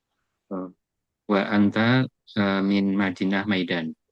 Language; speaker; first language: Arabic; non-native, fluent; Indonesian